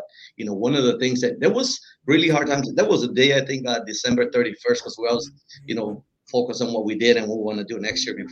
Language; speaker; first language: English; non-native, fluent; Spanish